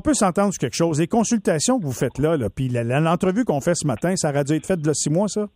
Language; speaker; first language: French; native; French